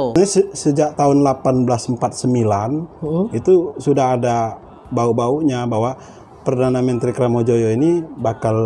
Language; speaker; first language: Indonesian; native; Indonesian